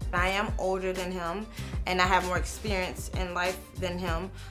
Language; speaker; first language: English; non-native, fluent; Spanish